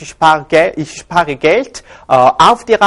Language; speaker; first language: German; non-native, fluent; Korean